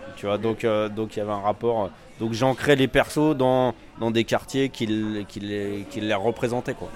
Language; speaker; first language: French; native; French